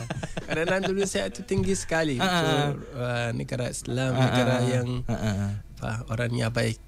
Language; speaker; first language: Indonesian; non-native, learner; Hausa